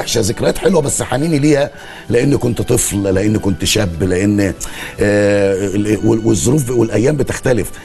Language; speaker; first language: Arabic; native; Arabic